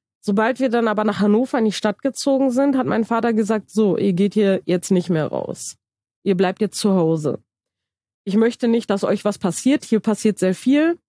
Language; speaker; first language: German; early bilingual, other home language; Turkish